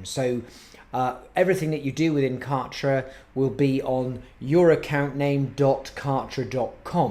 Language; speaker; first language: English; native; English